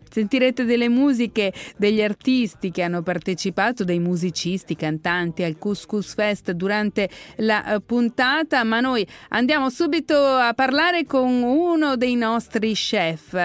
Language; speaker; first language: Italian; native; Italian